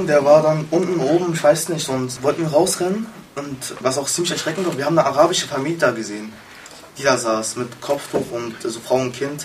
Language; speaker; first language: German; early bilingual, other home language; Kurdish